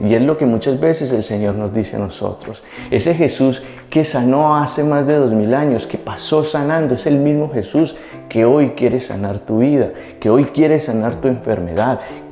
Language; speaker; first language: Spanish; native; Spanish